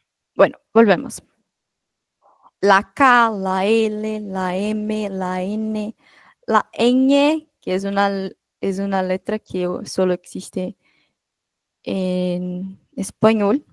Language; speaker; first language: Spanish; non-native, fluent; Portuguese